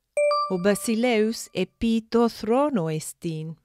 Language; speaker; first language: Greek; non-native, fluent; English